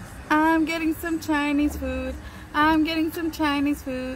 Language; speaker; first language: English; early bilingual, other home language; Spanish